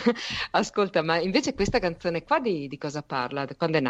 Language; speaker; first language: Italian; native; Italian